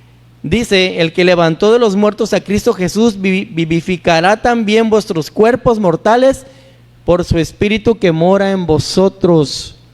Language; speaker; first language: Spanish; native; Spanish